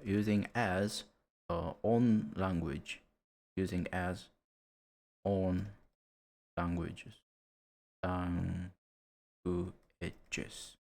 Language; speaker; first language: English; non-native, learner; Japanese